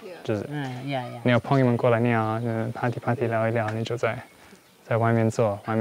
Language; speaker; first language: Chinese; early bilingual, heritage; Chinese